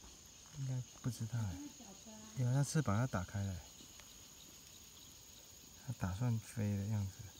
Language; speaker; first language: Chinese; native; Chinese